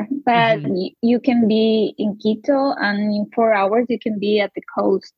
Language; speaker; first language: English; non-native, learner; Spanish